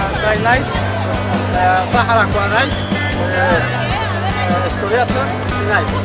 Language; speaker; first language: Basque; non-native, learner; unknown